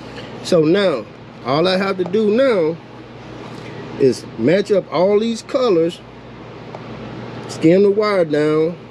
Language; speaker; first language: English; native; English